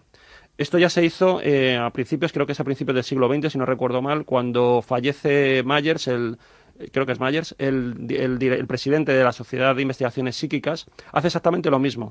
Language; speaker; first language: Spanish; native; Spanish